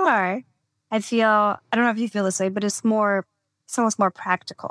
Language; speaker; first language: English; native; English